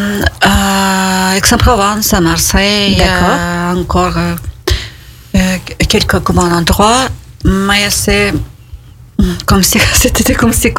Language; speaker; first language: French; non-native, learner; Ukrainian